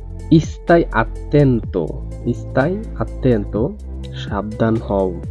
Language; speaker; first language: Italian; non-native, learner; Bangla